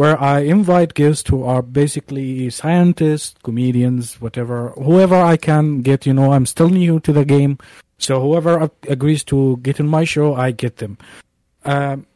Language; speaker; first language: English; non-native, fluent; Arabic